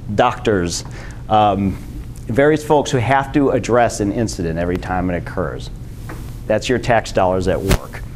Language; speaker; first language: English; native; English